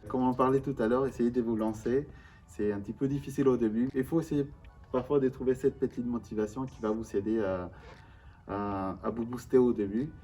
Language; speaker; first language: French; non-native, fluent; Spanish